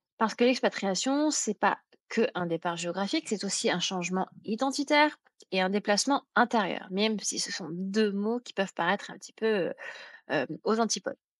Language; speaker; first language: French; native; French